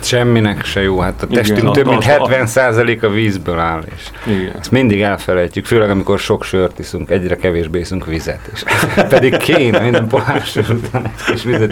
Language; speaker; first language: Hungarian; native; Hungarian